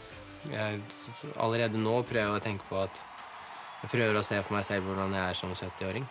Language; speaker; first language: Norwegian; early bilingual, other home language; Russian